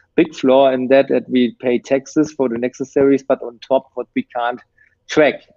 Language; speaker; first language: English; non-native, fluent; German